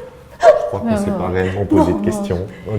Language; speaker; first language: French; native; French